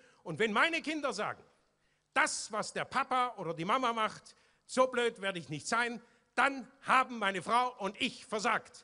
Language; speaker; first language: German; native; German